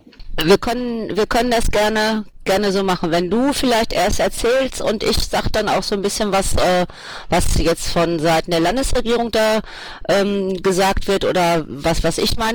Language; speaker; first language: German; native; German